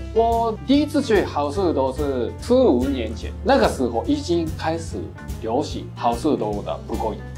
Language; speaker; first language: Chinese; non-native, fluent; Japanese